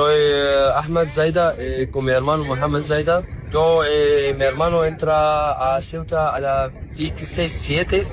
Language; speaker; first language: Spanish; non-native, learner; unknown